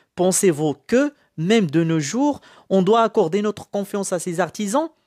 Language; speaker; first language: French; non-native, local second language; Arabic